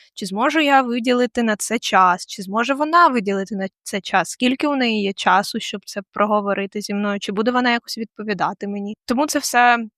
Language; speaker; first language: Ukrainian; non-native, local second language; Russian